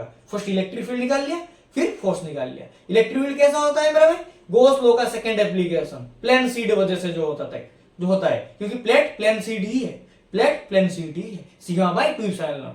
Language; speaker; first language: Hindi; non-native, local second language; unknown